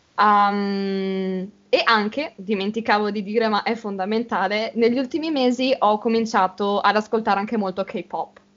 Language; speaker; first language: Italian; native; Italian